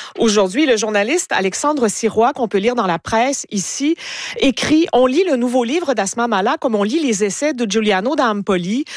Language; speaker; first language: French; native; French